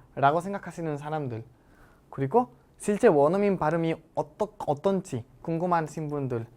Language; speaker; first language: Korean; non-native, fluent; Spanish